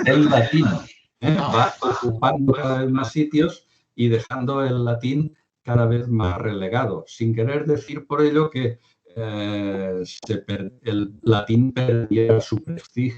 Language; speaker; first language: Spanish; non-native, local second language; Catalan